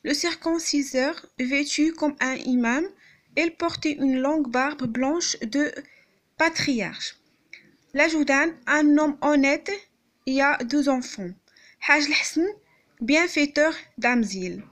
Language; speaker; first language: French; non-native, local second language; Arabic